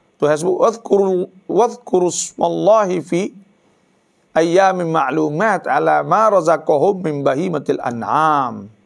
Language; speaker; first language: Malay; native; Malay